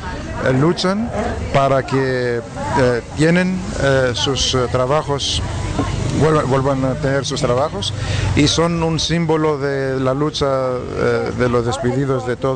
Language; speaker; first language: Spanish; non-native, fluent; Greek